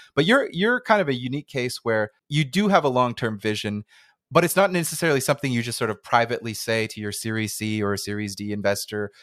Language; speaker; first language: English; native; English